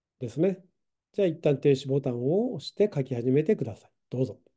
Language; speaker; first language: Japanese; native; Japanese